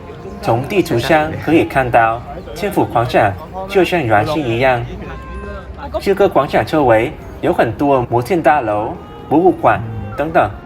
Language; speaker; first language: Chinese; non-native, learner; Vietnamese